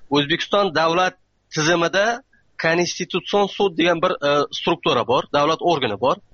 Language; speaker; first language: Uzbek; native; Uzbek